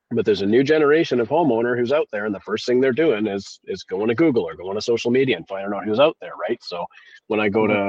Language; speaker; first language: English; native; English